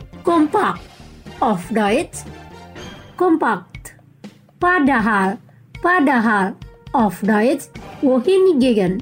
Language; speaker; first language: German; non-native, fluent; Indonesian